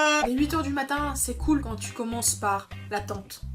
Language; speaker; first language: French; native; French